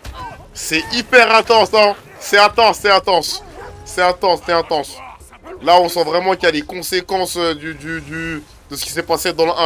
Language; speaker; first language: French; native; French